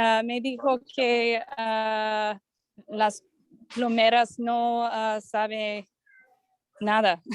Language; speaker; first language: Spanish; non-native, learner; English